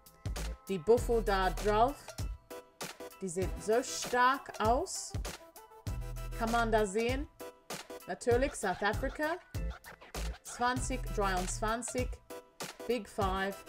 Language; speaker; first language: German; non-native, learner; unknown